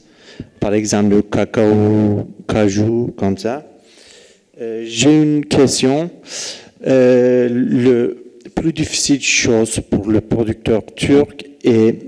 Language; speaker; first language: French; non-native, learner; Turkish